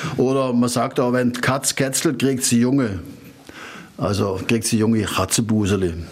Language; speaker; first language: German; native; German